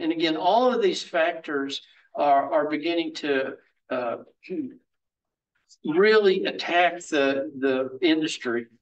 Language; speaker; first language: English; native; English